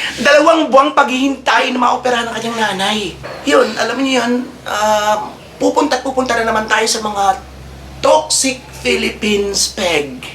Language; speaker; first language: Filipino; native; Filipino